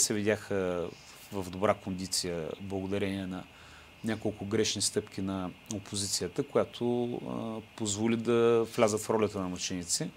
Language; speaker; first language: Bulgarian; native; Bulgarian